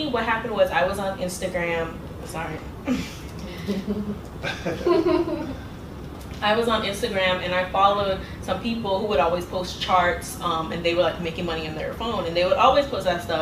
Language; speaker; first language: English; native; English